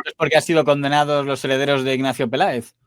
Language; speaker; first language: Spanish; native; Spanish